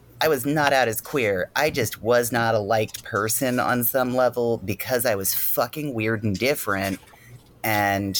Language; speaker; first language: English; native; English